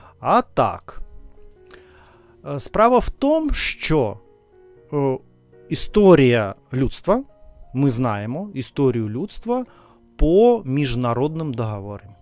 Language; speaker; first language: Ukrainian; non-native, learner; Russian